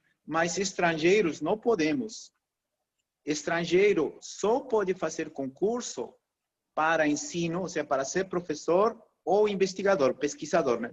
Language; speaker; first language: Portuguese; non-native, fluent; Spanish